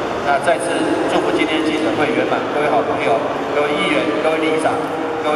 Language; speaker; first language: Chinese; native; Chinese